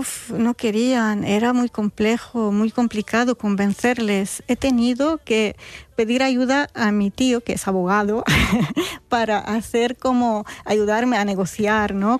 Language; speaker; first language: Spanish; non-native, fluent; Arabic